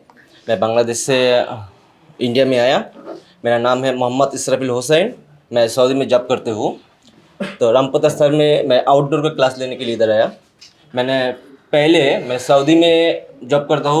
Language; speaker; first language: Hindi; non-native, fluent; Bangla